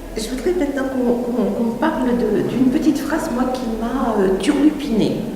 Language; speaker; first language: French; native; French